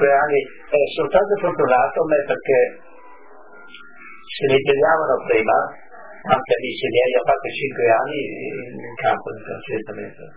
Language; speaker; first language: Italian; non-native, local second language; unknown